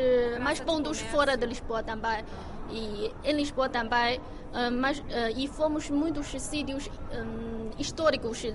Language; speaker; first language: Portuguese; non-native, fluent; Chinese